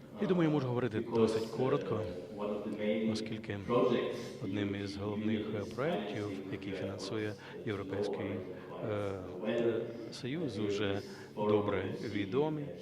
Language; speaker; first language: Ukrainian; non-native, fluent; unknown